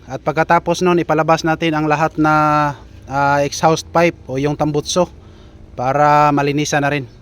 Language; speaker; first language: Filipino; non-native, local second language; Cebuano